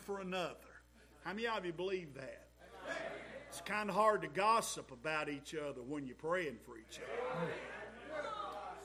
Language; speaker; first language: English; native; English